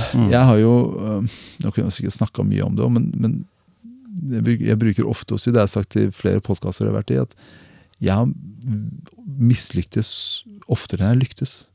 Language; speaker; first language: Norwegian; early bilingual, other home language; Persian